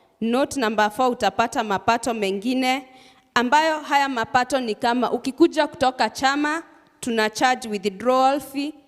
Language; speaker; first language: Swahili; non-native, local second language; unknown